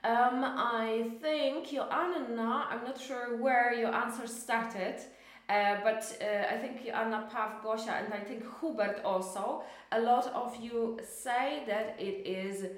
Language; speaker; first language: English; non-native, fluent; Polish